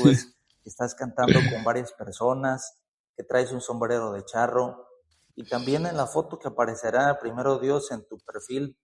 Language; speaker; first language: Spanish; native; Spanish